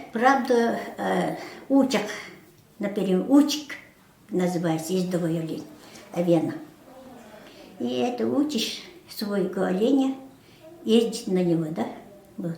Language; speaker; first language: Russian; non-native, local second language; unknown